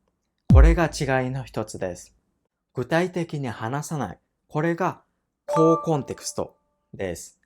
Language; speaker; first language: Japanese; non-native, fluent; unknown